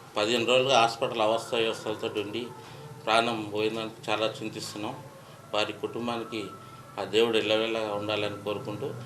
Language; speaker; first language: Telugu; native; Telugu